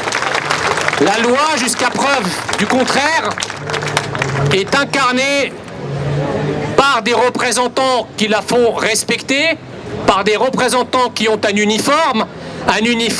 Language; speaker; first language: French; early bilingual, other home language; Arabic